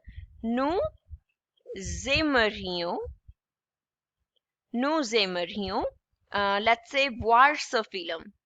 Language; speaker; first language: French; non-native, fluent; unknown